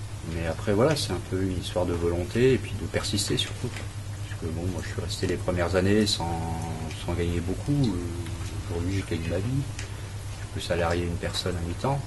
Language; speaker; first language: French; native; French